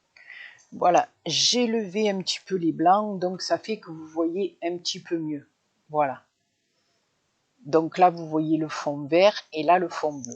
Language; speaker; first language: French; native; French